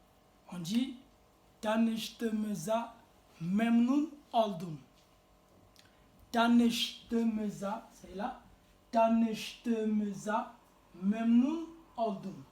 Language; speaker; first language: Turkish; non-native, fluent; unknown